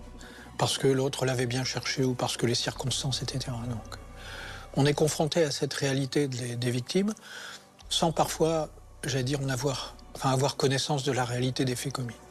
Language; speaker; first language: French; native; French